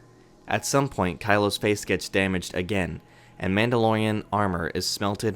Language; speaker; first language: English; native; English